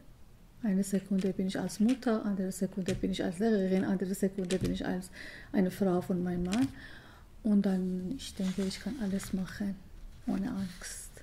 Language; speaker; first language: German; non-native, learner; Persian